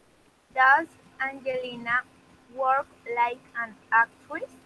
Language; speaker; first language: English; non-native, learner; Spanish